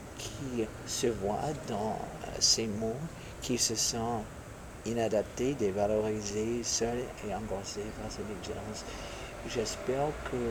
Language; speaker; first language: French; non-native, fluent; English